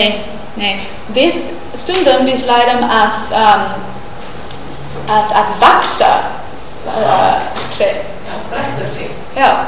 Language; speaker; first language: Icelandic; non-native, learner; English